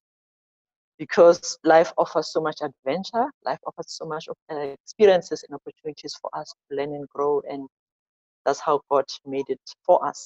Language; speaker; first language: English; non-native, local second language; Zulu